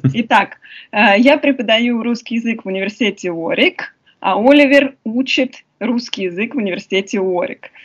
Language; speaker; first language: Russian; native; Russian